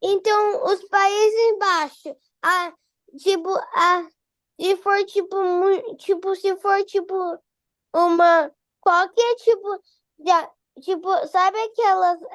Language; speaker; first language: Portuguese; early bilingual, heritage; Portuguese